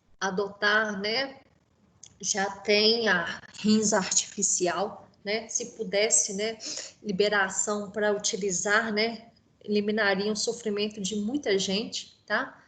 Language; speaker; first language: Portuguese; native; Portuguese